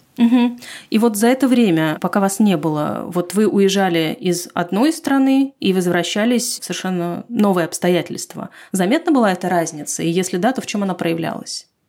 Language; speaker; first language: Russian; native; Russian